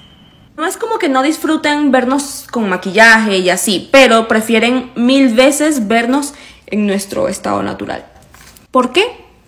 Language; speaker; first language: Spanish; native; Spanish